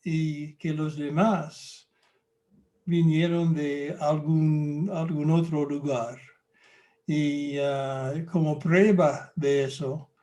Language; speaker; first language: Spanish; non-native, fluent; English